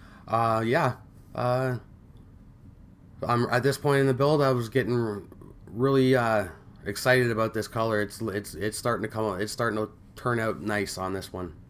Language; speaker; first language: English; native; English